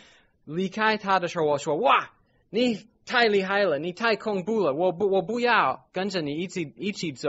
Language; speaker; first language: Chinese; non-native, fluent; English